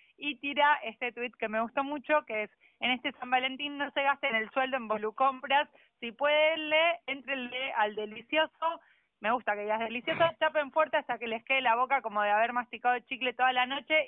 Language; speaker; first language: Spanish; native; Spanish